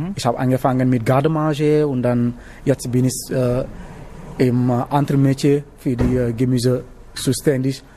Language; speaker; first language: German; non-native, learner; Wolof